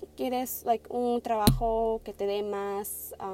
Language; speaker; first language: Spanish; early bilingual, heritage; Spanish